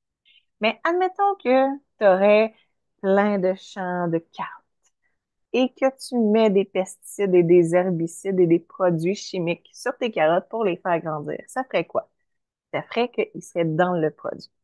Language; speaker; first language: French; native; French